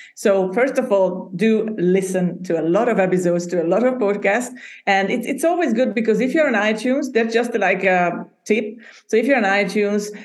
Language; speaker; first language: English; non-native, fluent; Hungarian